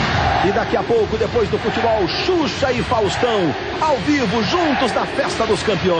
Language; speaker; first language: Portuguese; native; Portuguese